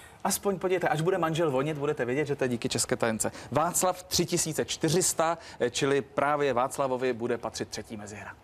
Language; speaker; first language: Czech; native; Czech